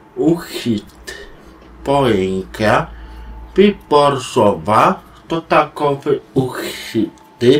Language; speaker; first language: Polish; non-native, learner; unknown